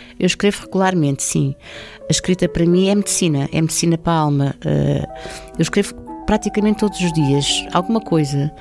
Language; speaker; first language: Portuguese; native; Portuguese